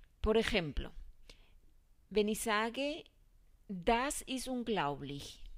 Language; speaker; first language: German; non-native, fluent; Spanish